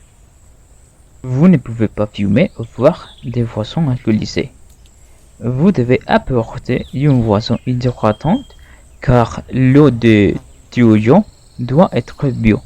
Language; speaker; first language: French; non-native, learner; Spanish